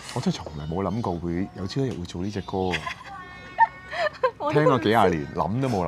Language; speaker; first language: Cantonese; native; Cantonese